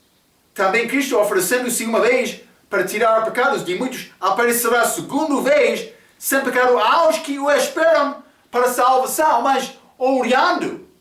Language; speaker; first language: Portuguese; non-native, fluent; English